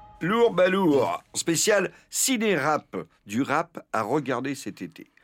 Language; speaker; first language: French; native; French